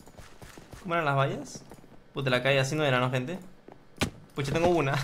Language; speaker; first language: Spanish; native; Spanish